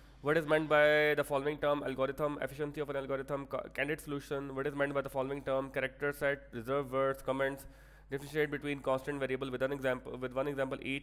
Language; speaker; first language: English; non-native, local second language; Urdu